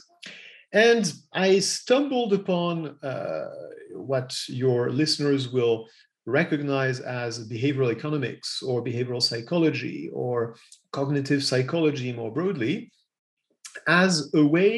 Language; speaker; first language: English; non-native, fluent; French